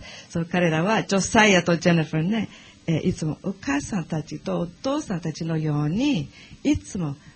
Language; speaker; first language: Japanese; non-native, learner; English